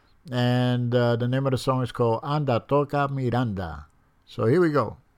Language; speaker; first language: English; early bilingual, other home language; Spanish